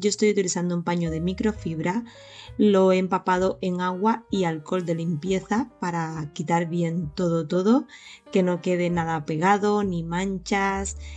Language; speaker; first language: Spanish; native; Spanish